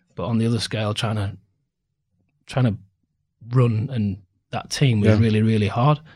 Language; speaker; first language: English; native; English